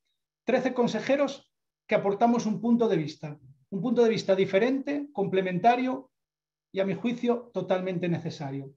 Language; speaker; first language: Spanish; native; Spanish